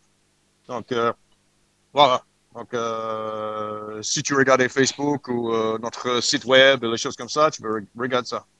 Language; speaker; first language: French; non-native, learner; English